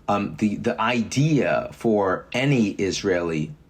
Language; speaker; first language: English; native; English